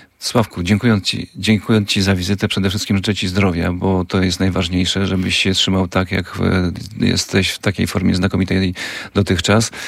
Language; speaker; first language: Polish; native; Polish